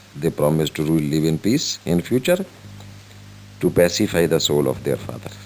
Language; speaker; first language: English; non-native, local second language; Urdu